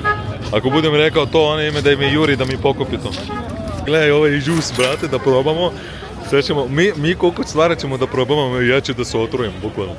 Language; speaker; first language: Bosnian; early bilingual, heritage; Bosnian